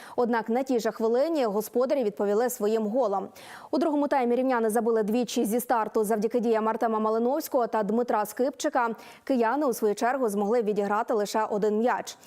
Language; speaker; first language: Ukrainian; native; Ukrainian